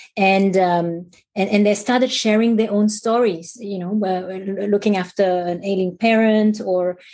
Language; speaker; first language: English; non-native, fluent; French